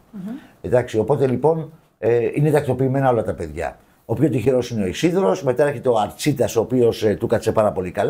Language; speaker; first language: Greek; native; Greek